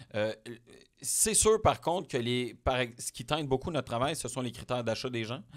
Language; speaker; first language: French; native; French